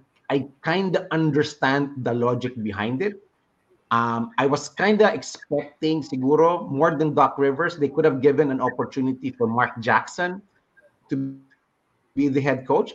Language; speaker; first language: English; non-native, local second language; Filipino